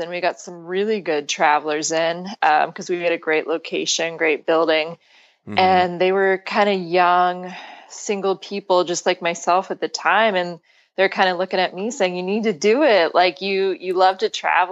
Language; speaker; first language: English; native; English